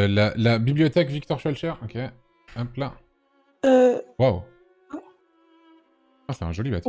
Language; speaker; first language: French; native; French